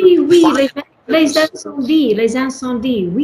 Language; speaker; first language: French; non-native, learner; English